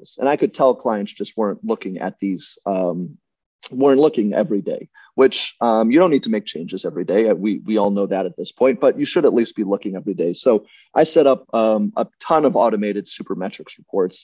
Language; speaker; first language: English; native; English